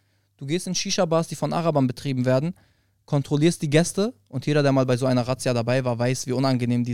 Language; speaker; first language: German; early bilingual, other home language; Arabic